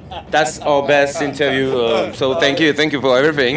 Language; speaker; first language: English; non-native, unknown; French